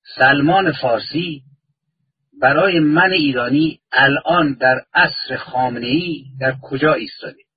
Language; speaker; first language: Persian; native; Persian